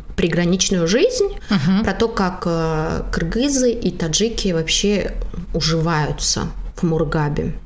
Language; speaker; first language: Russian; non-native, local second language; Tajik